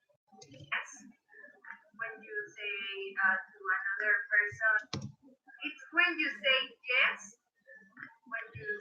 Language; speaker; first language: English; non-native, learner; Spanish